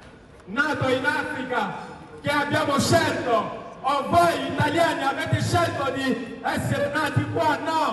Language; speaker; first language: Italian; non-native, learner; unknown